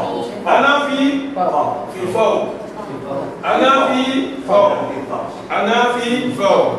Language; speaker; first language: Arabic; non-native, fluent; Malay